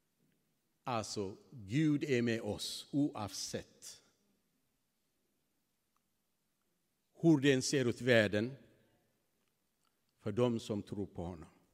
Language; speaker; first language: Swedish; non-native, fluent; Tigrinya